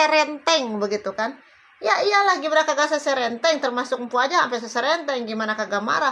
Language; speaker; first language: Indonesian; native; Indonesian